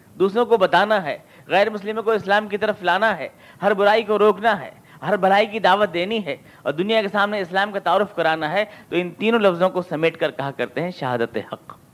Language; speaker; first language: Urdu; native; Urdu